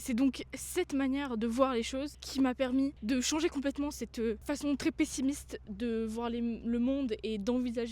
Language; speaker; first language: French; native; French